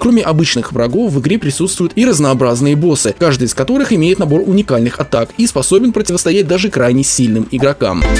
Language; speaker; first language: Russian; native; Russian